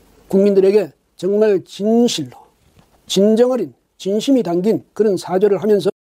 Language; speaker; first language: Korean; native; Korean